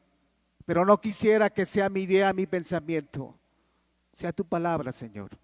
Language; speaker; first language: Spanish; native; Spanish